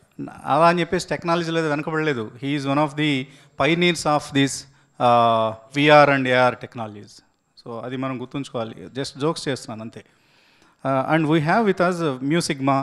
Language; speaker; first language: Telugu; native; Telugu